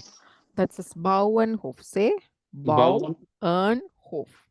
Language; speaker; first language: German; non-native, fluent; Tamil